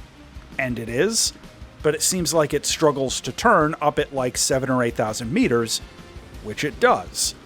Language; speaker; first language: English; native; English